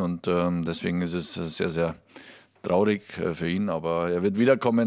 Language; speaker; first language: German; native; German